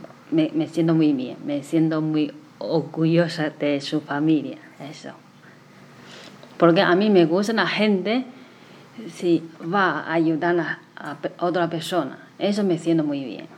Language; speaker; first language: Spanish; non-native, learner; Chinese